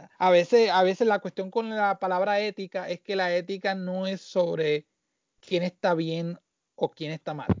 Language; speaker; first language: Spanish; native; Spanish